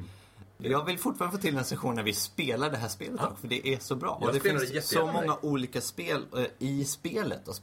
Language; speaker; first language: Swedish; native; Swedish